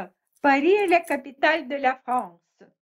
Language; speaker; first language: French; non-native, learner; Russian